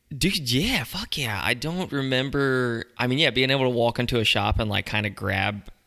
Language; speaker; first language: English; native; English